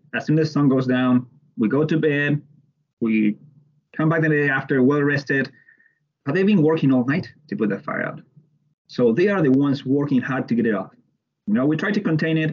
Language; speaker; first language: English; non-native, fluent; Spanish